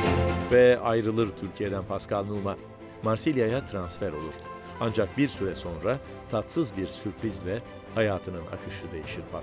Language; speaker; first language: Turkish; native; Turkish